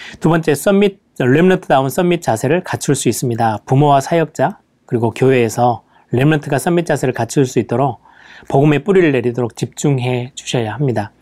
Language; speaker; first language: Korean; native; Korean